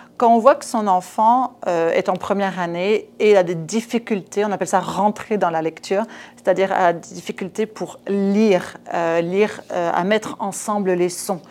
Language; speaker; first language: French; native; French